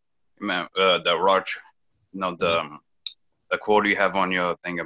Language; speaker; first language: English; non-native, fluent; Portuguese